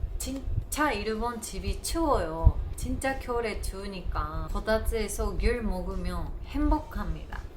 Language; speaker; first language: Korean; non-native, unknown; Japanese